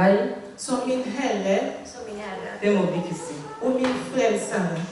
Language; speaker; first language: Swedish; non-native, fluent; Lingala